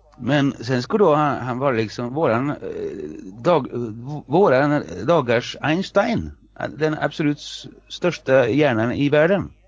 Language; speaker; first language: Swedish; non-native, fluent; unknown